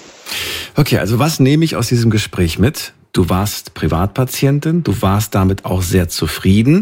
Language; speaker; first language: German; native; German